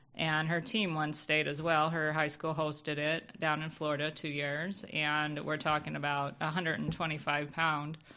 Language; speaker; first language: English; native; English